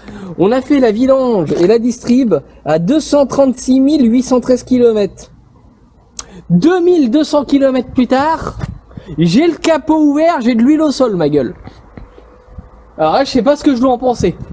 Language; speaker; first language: French; native; French